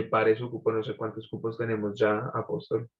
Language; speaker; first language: Spanish; native; Spanish